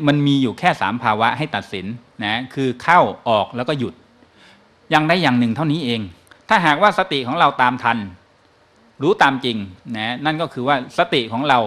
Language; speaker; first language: Thai; native; Thai